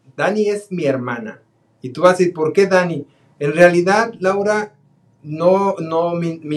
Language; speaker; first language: Spanish; native; Spanish